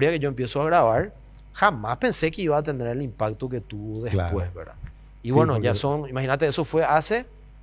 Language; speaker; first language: Spanish; native; Spanish